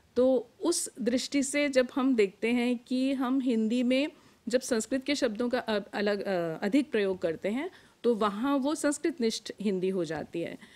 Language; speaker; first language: Hindi; native; Hindi